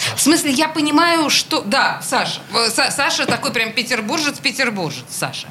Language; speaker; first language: Russian; native; Russian